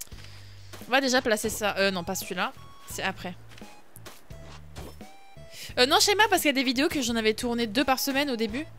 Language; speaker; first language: French; native; French